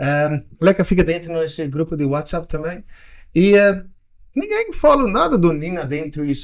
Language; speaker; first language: Portuguese; non-native, learner; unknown